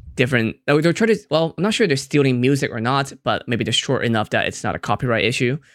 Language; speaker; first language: English; non-native, local second language; Cantonese